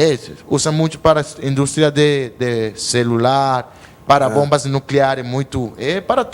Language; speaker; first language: Portuguese; non-native, learner; Spanish